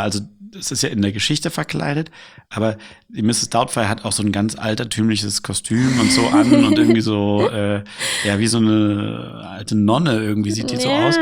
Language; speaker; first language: German; native; German